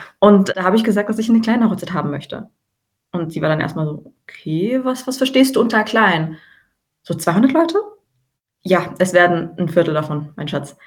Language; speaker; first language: German; early bilingual, other home language; Tigrinya